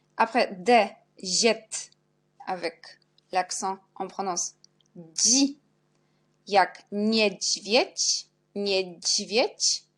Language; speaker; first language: French; non-native, fluent; Polish